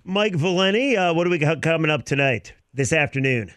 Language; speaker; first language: English; native; English